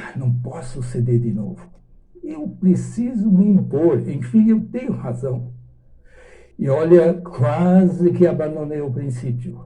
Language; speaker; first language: Portuguese; non-native, fluent; German